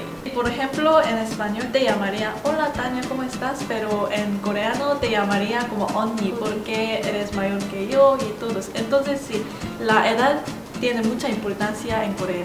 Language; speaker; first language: Spanish; non-native, fluent; Korean